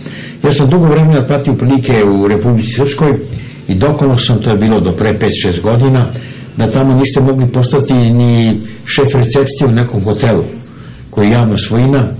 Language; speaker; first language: Serbian; native; Serbian